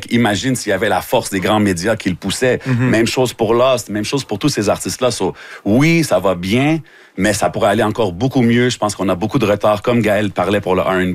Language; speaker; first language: French; native; French